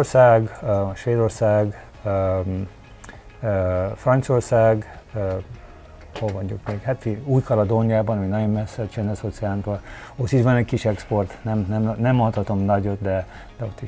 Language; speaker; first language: Hungarian; early bilingual, heritage; Hungarian